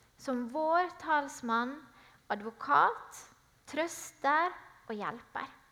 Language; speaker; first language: Norwegian; native; Norwegian